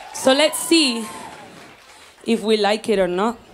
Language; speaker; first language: English; early bilingual, other home language; Spanish